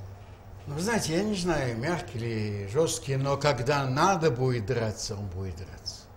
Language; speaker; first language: Russian; native; Russian